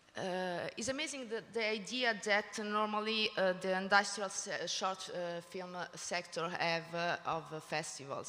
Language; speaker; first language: English; non-native, learner; Italian